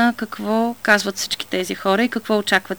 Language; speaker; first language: Bulgarian; native; Bulgarian